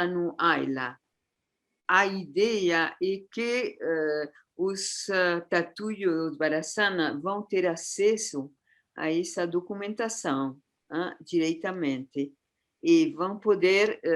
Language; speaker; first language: Portuguese; non-native, fluent; Spanish